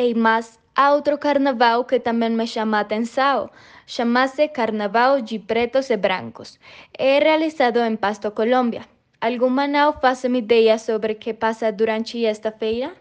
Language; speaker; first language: Portuguese; non-native, learner; Spanish